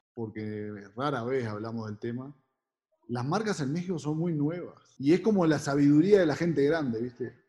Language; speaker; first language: Spanish; native; Spanish